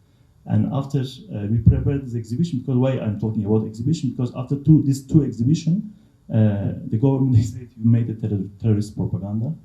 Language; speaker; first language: English; non-native, learner; Kurdish